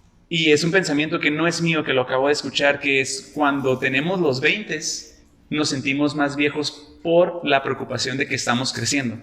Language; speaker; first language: Spanish; native; Spanish